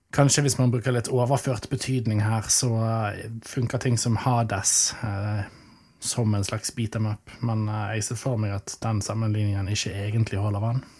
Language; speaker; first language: Norwegian; native; Norwegian